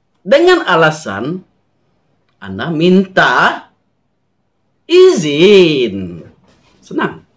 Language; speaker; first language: Malay; non-native, local second language; Iban